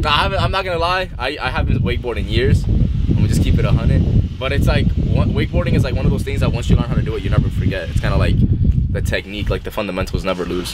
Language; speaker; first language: English; early bilingual, other home language; Spanish